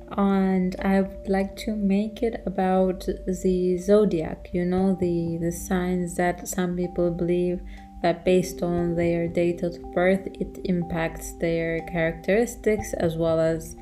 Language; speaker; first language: English; non-native, fluent; Turkish